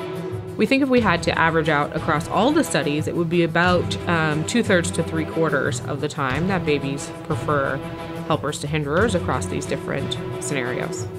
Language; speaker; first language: English; native; English